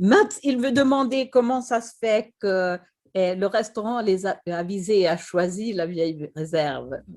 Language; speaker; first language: French; non-native, fluent; Swedish